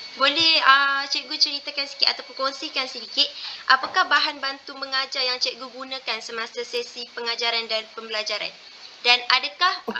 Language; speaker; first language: Malay; native; Malay